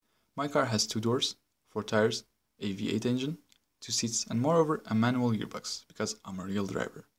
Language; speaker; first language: English; non-native, fluent; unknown